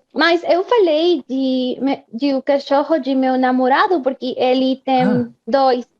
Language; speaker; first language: Portuguese; non-native, fluent; Spanish